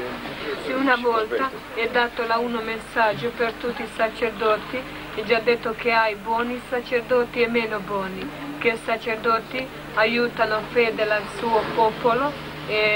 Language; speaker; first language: Italian; non-native, learner; Croatian